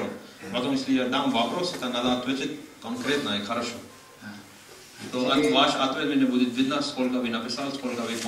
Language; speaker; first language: Russian; non-native, learner; Hindi